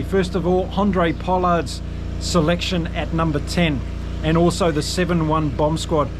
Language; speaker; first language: English; native; English